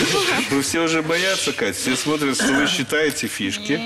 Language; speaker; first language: Russian; native; Russian